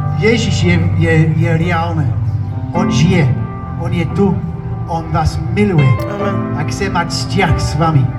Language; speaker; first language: Slovak; non-native, learner; English